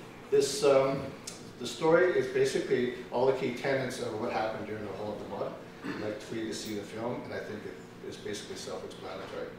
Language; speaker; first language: English; early bilingual, other home language; Ukrainian